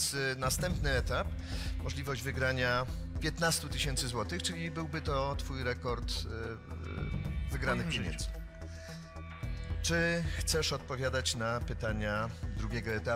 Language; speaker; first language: Polish; native; Polish